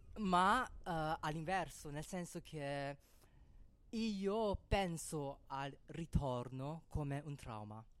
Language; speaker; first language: Italian; non-native, fluent; Cantonese